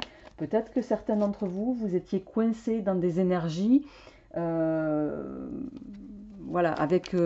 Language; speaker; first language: French; native; French